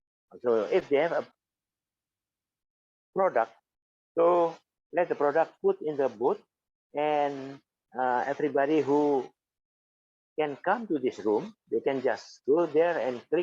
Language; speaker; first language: English; non-native, fluent; Indonesian